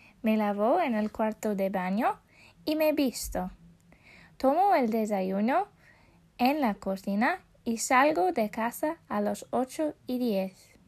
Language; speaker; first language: Spanish; non-native, fluent; English